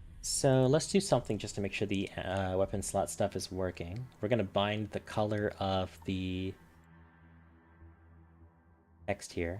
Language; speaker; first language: English; native; English